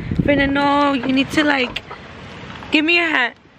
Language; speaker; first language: English; early bilingual, other home language; Spanish